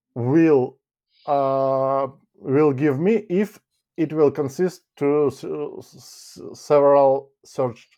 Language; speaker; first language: English; non-native, fluent; Ukrainian